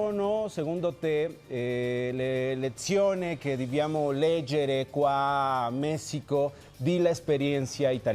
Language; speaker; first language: Italian; non-native, learner; Spanish